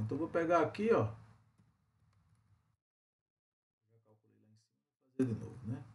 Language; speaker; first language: Portuguese; native; Portuguese